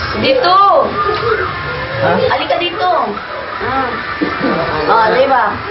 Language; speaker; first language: Filipino; non-native, local second language; Cebuano